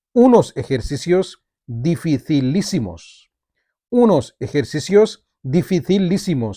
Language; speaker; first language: Spanish; non-native, fluent; Urdu